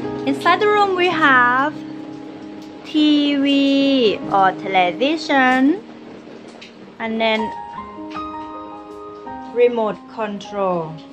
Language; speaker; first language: English; non-native, fluent; Thai